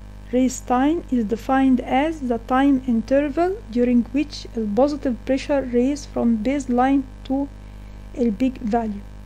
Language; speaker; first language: English; non-native, fluent; Arabic